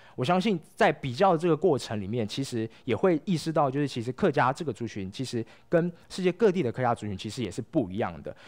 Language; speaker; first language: Chinese; native; Chinese